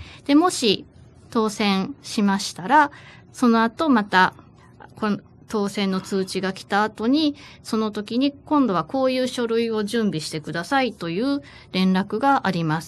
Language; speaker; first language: Japanese; native; Japanese